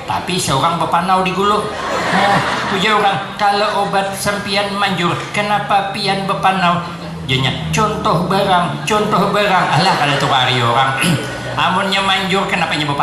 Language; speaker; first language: Indonesian; non-native, local second language; Banjar